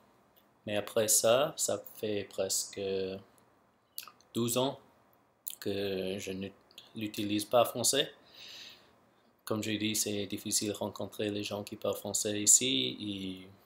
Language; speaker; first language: French; non-native, local second language; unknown